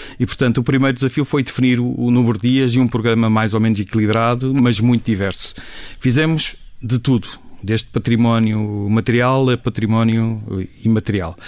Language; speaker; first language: Portuguese; native; Portuguese